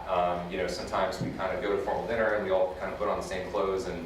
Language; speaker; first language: English; native; English